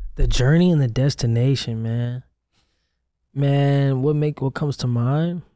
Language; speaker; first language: English; native; English